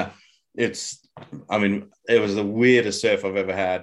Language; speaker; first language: English; native; English